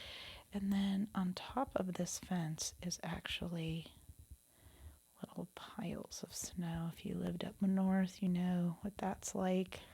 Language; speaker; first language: English; native; English